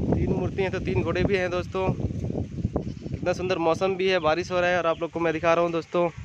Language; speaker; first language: Hindi; non-native, local second language; Tamil